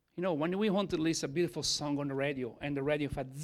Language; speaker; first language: English; non-native, learner; Italian